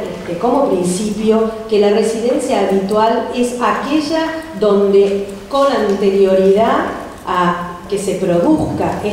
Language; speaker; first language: Spanish; native; Spanish